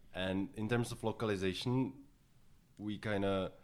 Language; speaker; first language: English; non-native, fluent; Czech